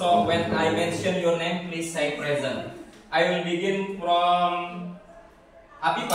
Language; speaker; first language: English; non-native, fluent; Indonesian